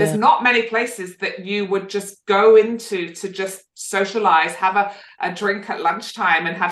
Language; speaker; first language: English; native; English